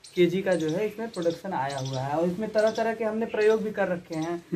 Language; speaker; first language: Hindi; native; Hindi